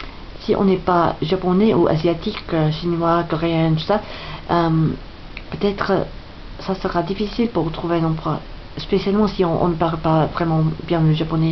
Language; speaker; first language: French; non-native, fluent; English